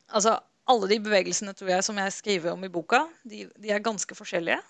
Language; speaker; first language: Norwegian; non-native, fluent; Dutch